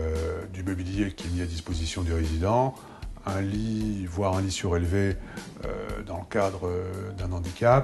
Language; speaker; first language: French; native; French